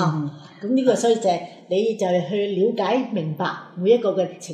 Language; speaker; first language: Cantonese; native; Cantonese